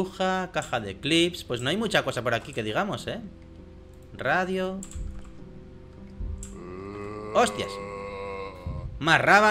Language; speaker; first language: Spanish; native; Spanish